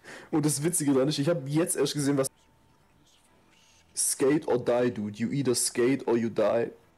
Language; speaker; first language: German; native; German